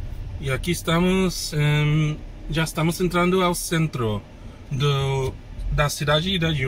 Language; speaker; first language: Portuguese; non-native, learner; English